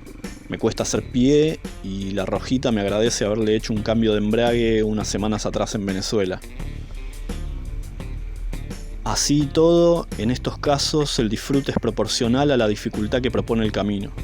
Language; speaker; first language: Spanish; native; Spanish